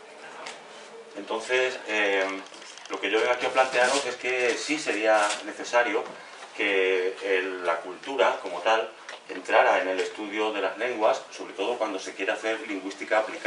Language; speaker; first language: Spanish; native; Spanish